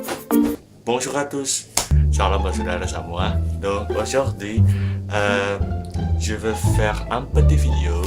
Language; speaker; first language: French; non-native, learner; Indonesian